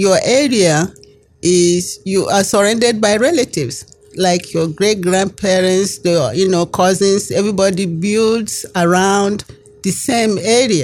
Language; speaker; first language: English; non-native, local second language; Igbo